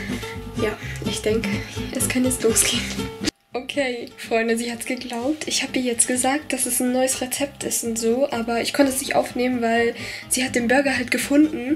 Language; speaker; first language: German; native; German